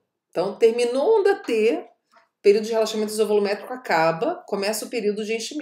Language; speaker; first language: Portuguese; native; Portuguese